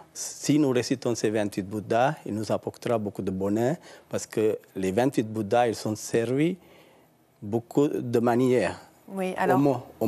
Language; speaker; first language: French; non-native, learner; Sinhala